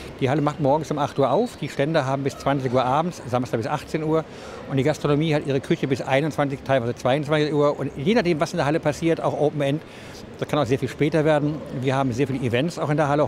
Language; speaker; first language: German; native; German